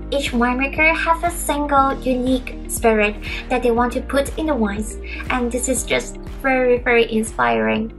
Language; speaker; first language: English; non-native, local second language; Cantonese